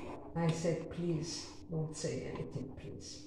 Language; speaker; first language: English; non-native, learner; Arabic